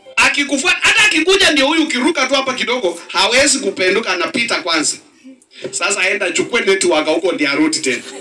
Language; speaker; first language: Swahili; non-native, local second language; Luyia